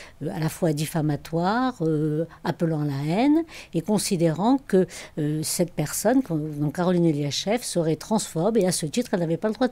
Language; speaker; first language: French; native; French